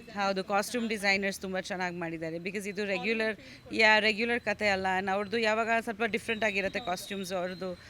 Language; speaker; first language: Kannada; non-native, fluent; Bangla